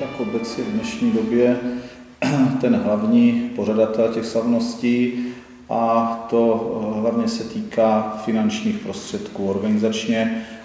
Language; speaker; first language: Czech; native; Czech